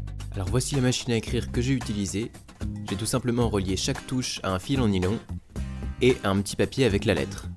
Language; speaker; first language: French; native; French